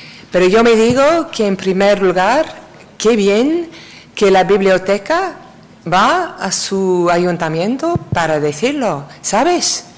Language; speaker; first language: Spanish; non-native, learner; English